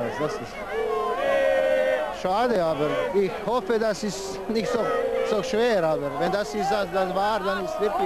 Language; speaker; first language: German; non-native, learner; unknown